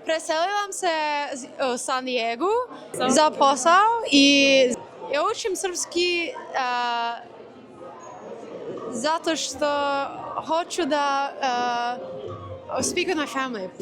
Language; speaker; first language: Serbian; non-native, learner; English